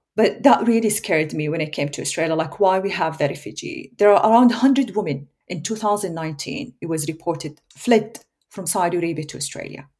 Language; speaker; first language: English; non-native, fluent; Arabic